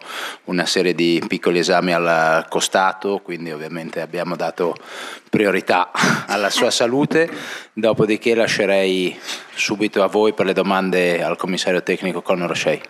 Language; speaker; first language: Italian; native; Italian